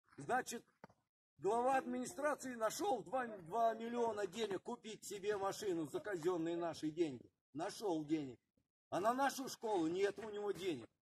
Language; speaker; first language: Russian; native; Russian